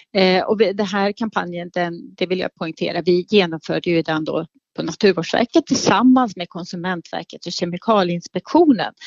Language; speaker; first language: Swedish; native; Swedish